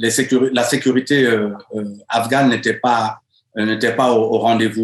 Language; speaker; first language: French; native; French